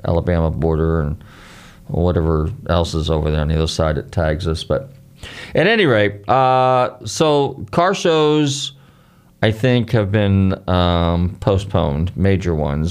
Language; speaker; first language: English; native; English